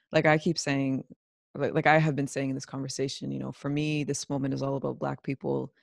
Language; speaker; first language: English; native; English